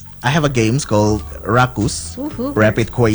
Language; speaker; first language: English; non-native, learner; Indonesian